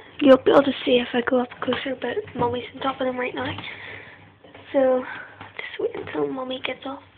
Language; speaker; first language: English; native; English